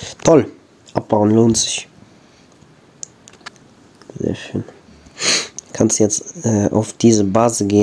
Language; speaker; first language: German; native; German